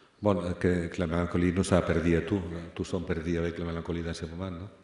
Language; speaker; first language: French; non-native, fluent; Spanish